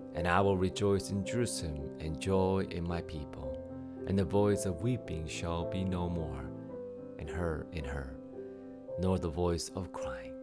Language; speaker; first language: English; native; English